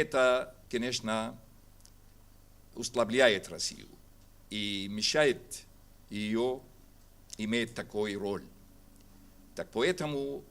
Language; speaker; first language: Russian; non-native, fluent; Arabic